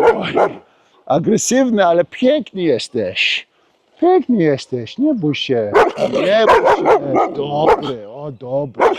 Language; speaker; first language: Polish; early bilingual, heritage; Polish